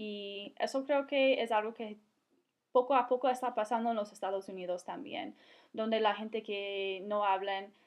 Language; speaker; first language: Spanish; non-native, fluent; English